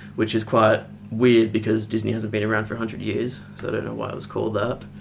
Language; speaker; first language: English; native; English